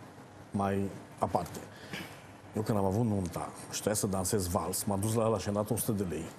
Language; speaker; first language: Romanian; native; Romanian